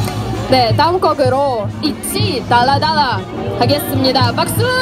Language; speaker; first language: Korean; non-native, learner; Russian